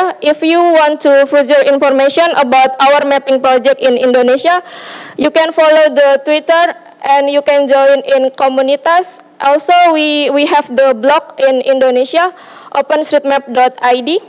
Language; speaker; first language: English; non-native, learner; Indonesian